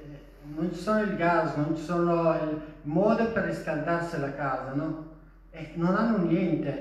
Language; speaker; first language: Italian; non-native, fluent; Persian